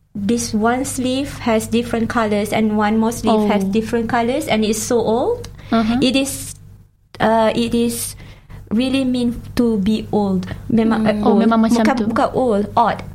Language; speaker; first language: English; non-native, local second language; Malay